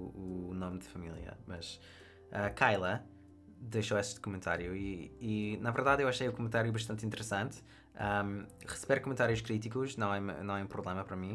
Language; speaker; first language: Portuguese; non-native, fluent; English